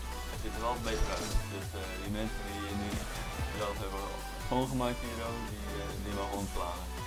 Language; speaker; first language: Dutch; native; Dutch